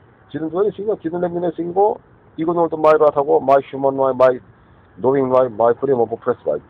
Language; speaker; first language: English; non-native, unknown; Korean